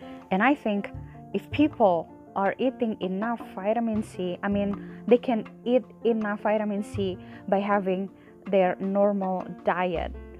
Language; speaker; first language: English; non-native, fluent; Indonesian